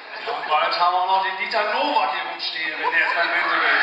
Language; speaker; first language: German; native; German